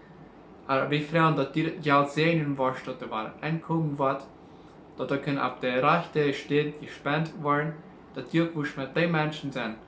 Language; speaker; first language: German; non-native, learner; Plautdietsch